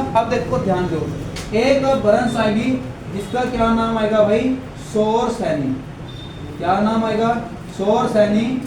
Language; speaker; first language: Hindi; native; Hindi